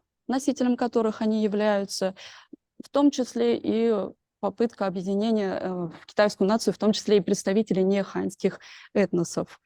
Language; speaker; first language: Russian; native; Russian